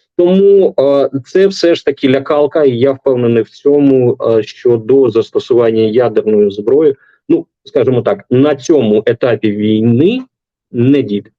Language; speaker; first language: Ukrainian; non-native, local second language; Russian